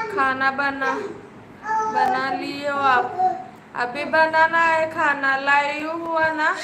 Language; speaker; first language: Marathi; native; Marathi